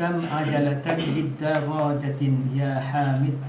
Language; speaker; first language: Arabic; non-native, learner; Malay